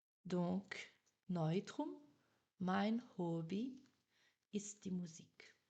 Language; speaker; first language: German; non-native, fluent; French